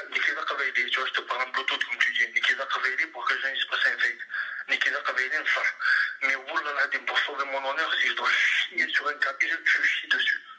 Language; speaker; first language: French; early bilingual, other home language; Kabyle